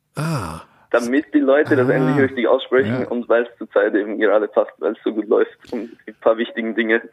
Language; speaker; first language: German; native; German